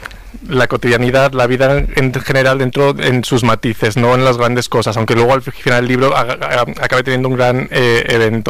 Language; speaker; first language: Spanish; native; Spanish